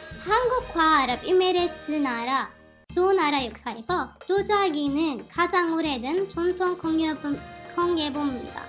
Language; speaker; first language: Korean; non-native, fluent; Arabic